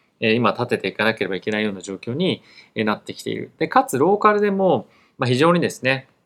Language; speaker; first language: Japanese; native; Japanese